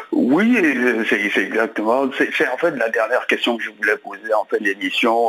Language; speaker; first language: French; native; French